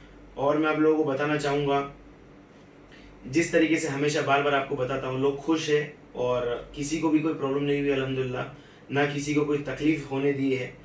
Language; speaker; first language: Hindi; native; Hindi